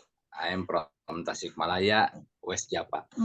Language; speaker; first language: English; non-native, learner; Indonesian